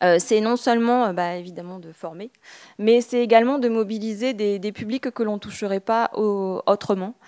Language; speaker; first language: French; native; French